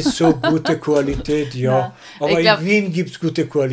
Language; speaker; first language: German; non-native, learner; Persian